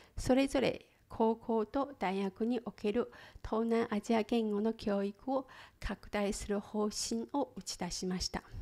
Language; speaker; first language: Japanese; non-native, fluent; Chinese